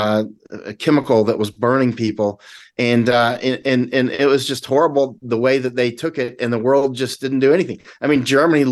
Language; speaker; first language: English; native; English